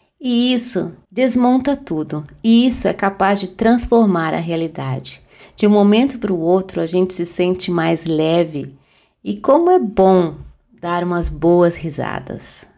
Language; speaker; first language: Portuguese; native; Portuguese